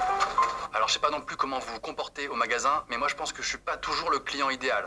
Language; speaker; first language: French; native; French